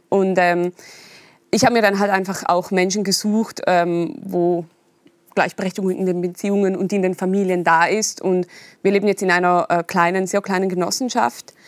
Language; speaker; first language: German; native; German